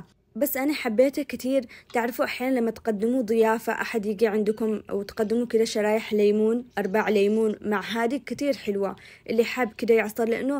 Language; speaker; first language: Arabic; native; Arabic